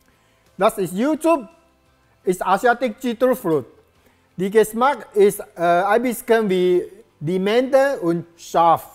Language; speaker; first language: German; non-native, learner; Japanese